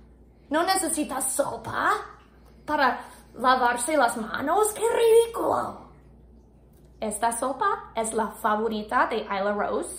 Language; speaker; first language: Spanish; non-native, fluent; English